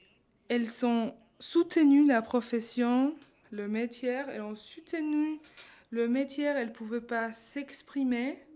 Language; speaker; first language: French; non-native, fluent; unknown